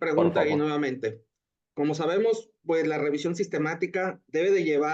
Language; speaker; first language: Spanish; native; Spanish